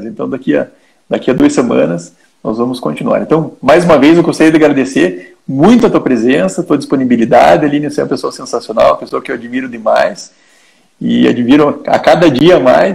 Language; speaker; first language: Portuguese; native; Portuguese